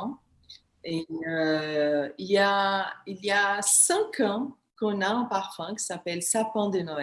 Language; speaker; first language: French; non-native, fluent; Portuguese